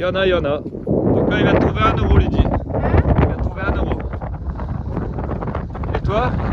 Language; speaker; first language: French; native; French